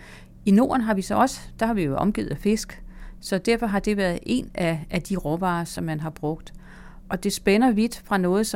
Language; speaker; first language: Danish; native; Danish